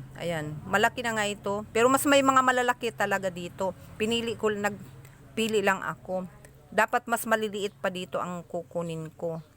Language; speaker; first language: Filipino; non-native, local second language; Masbatenyo